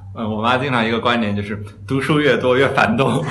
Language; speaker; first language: Chinese; native; Chinese